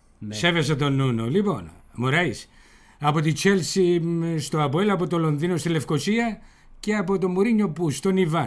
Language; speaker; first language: Greek; native; Greek